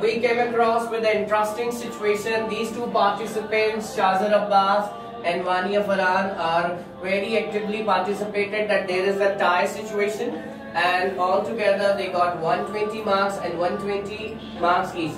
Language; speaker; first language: English; non-native, local second language; Urdu